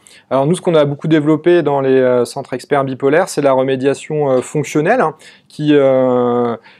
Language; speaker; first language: French; native; French